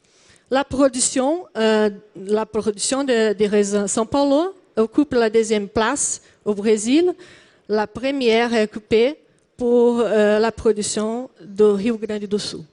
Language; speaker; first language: French; non-native, learner; Portuguese